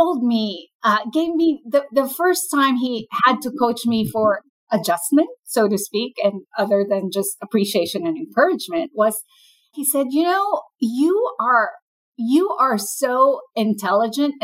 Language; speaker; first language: English; non-native, local second language; Filipino